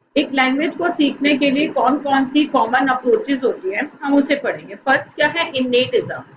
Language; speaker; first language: Hindi; native; Hindi